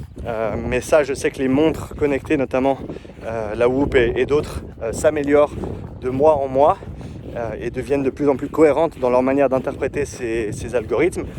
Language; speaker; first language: French; native; French